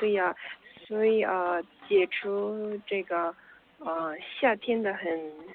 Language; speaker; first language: Chinese; non-native, learner; Korean